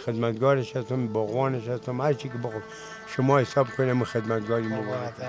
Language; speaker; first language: Persian; native; Persian